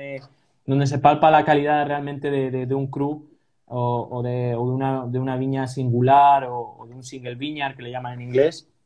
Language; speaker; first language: Spanish; native; Spanish